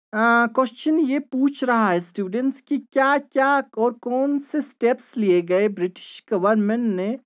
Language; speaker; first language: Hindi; non-native, local second language; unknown